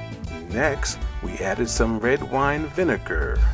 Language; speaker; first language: English; native; English